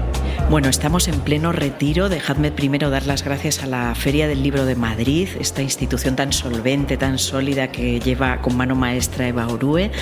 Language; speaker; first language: Spanish; native; Spanish